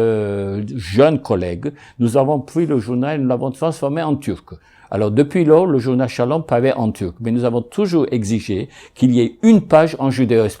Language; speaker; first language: French; non-native, fluent; Ladino